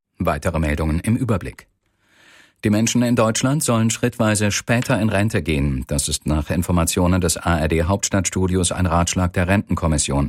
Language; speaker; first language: German; native; German